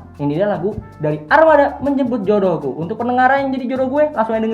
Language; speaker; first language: Indonesian; native; Indonesian